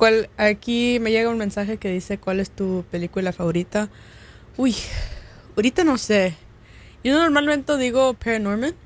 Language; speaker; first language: Spanish; early bilingual, heritage; Spanish